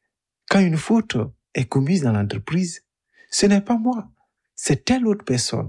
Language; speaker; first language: French; native; French